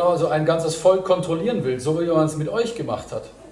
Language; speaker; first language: German; native; German